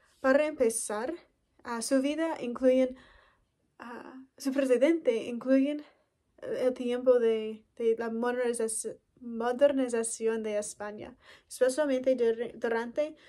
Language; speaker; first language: Spanish; non-native, learner; English